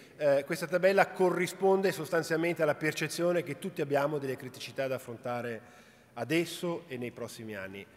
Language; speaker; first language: Italian; native; Italian